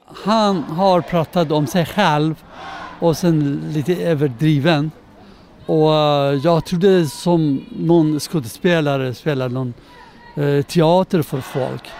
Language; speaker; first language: Swedish; non-native, fluent; Persian